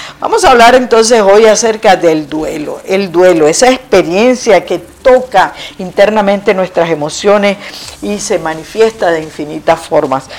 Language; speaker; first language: Spanish; native; Spanish